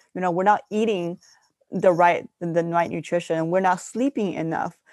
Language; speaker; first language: English; early bilingual, other home language; Chinese